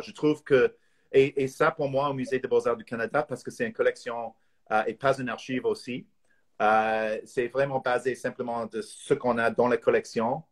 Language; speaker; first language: French; non-native, fluent; English